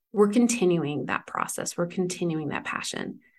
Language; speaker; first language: English; native; English